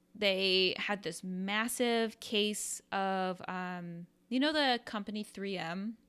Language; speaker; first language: English; native; English